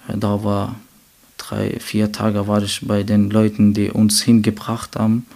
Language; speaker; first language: German; non-native, learner; Persian